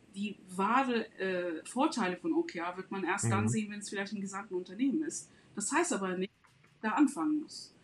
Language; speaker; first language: German; non-native, fluent; Turkish